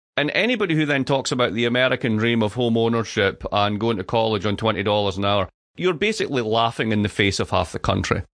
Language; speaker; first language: English; native; English